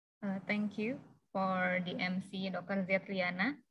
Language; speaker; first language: English; non-native, fluent; Indonesian